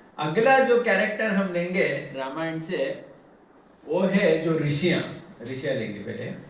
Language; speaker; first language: Hindi; non-native, local second language; Tamil